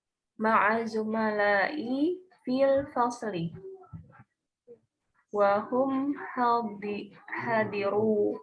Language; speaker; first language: Arabic; non-native, learner; Indonesian